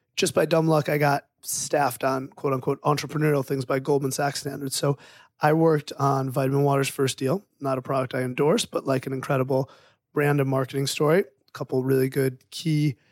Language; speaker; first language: English; native; English